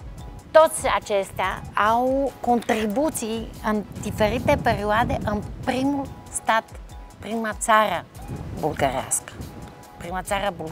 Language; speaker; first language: Romanian; non-native, fluent; Bulgarian